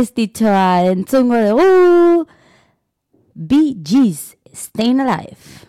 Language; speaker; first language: Basque; non-native, learner; Spanish